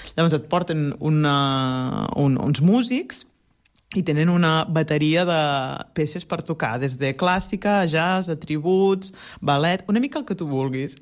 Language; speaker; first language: Catalan; native; Catalan